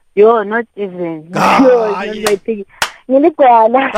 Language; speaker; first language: English; non-native, local second language; Xhosa